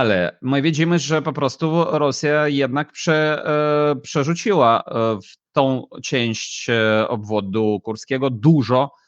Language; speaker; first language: Polish; non-native, fluent; Ukrainian